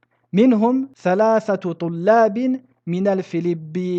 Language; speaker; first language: Arabic; non-native, fluent; French